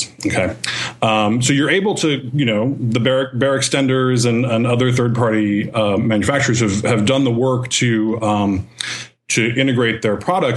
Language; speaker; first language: English; native; English